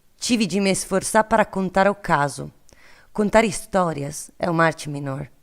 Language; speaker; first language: Portuguese; non-native, learner; Italian